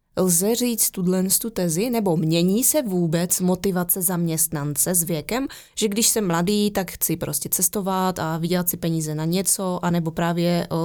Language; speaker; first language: Czech; native; Czech